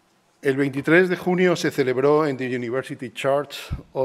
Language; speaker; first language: Spanish; native; Spanish